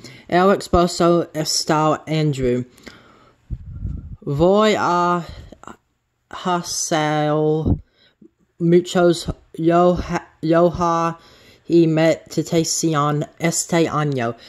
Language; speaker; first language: Spanish; non-native, learner; English